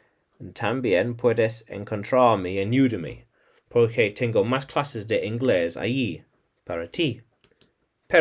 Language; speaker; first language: Spanish; non-native, learner; English